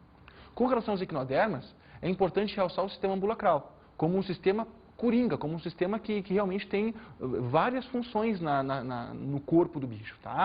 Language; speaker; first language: Portuguese; native; Portuguese